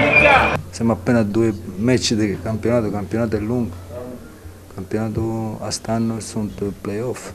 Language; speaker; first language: Romanian; non-native, learner; Italian